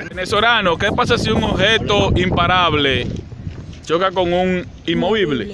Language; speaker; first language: Spanish; native; Spanish